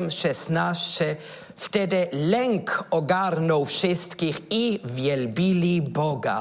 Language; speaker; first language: Polish; non-native, learner; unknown